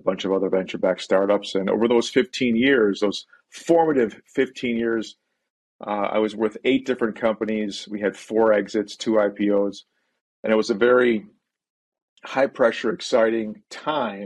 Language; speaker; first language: English; native; English